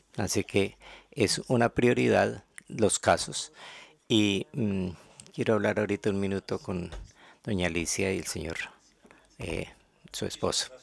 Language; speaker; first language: Spanish; native; Spanish